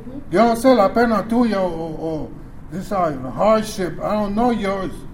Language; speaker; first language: English; early bilingual, other home language; Spanish